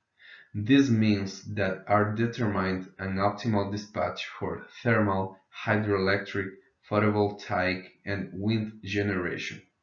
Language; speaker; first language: English; non-native, fluent; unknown